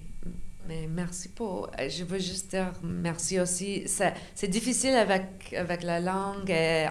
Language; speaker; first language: French; non-native, local second language; English